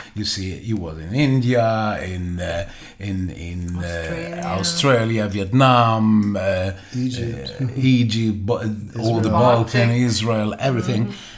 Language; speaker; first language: English; non-native, learner; German